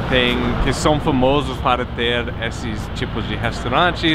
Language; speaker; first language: Portuguese; non-native, fluent; English